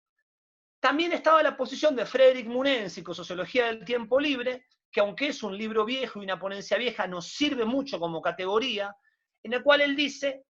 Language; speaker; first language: Spanish; native; Spanish